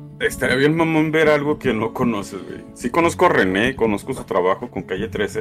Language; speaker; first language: Spanish; native; Spanish